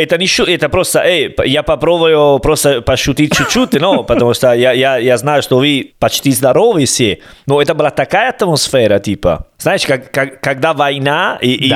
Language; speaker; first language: Russian; non-native, learner; Italian